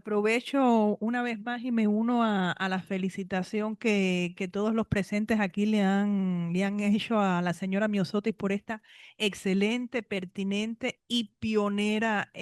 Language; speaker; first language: Spanish; native; Spanish